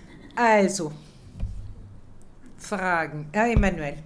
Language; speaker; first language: German; non-native, fluent; French